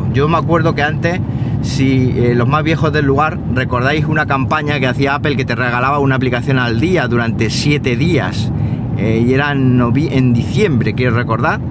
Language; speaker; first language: Spanish; native; Spanish